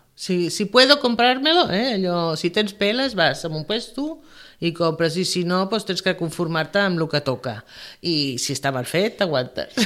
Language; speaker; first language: Catalan; non-native, local second language; Spanish